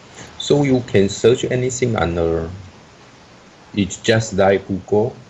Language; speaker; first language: English; non-native, learner; Chinese